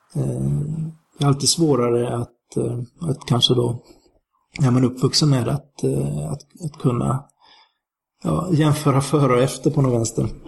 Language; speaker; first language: Swedish; native; Swedish